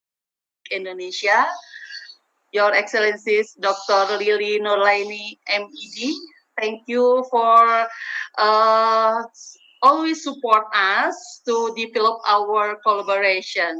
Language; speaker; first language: English; non-native, learner; Indonesian